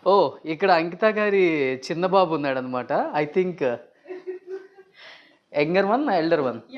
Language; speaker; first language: Telugu; native; Telugu